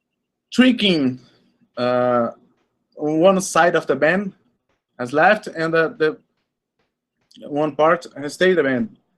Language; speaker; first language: English; non-native, learner; Portuguese